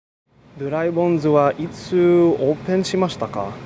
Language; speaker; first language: Japanese; non-native, learner; English